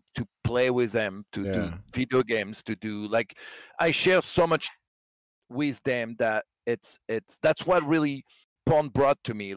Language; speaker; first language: English; non-native, fluent; French